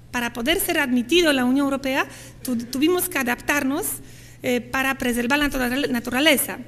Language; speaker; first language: Spanish; non-native, fluent; Polish